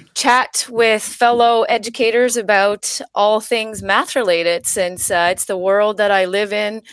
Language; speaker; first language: English; native; English